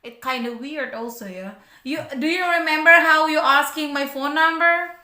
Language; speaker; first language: English; non-native, learner; Indonesian